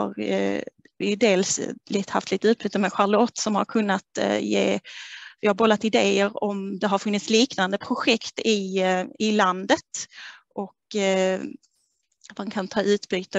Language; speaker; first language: Swedish; native; Swedish